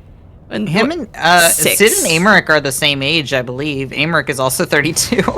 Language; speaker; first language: English; native; English